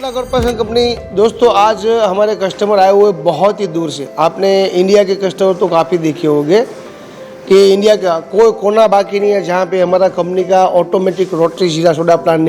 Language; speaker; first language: Hindi; non-native, local second language; Gujarati